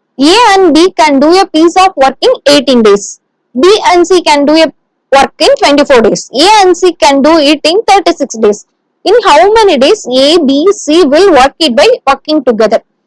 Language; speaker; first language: English; non-native, local second language; Tamil